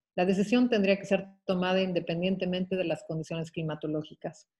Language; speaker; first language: Spanish; early bilingual, heritage; Spanish